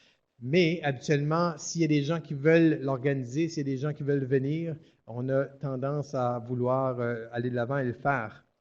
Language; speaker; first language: French; native; French